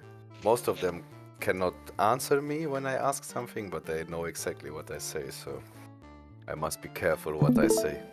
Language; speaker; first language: English; non-native, fluent; German